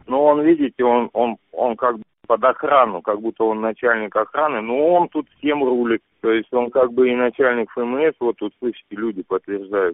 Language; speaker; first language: Russian; native; Russian